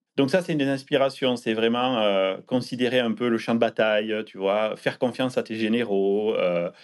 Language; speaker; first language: French; native; French